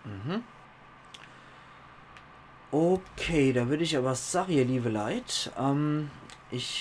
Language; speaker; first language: German; native; German